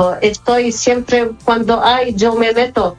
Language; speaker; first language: Spanish; non-native, fluent; Arabic